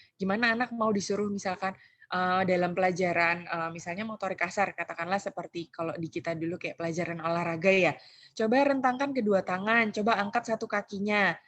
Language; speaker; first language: Indonesian; native; Indonesian